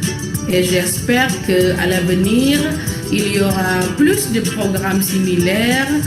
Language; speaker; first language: French; non-native, fluent; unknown